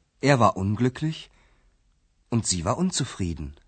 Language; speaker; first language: German; non-native, fluent; Indonesian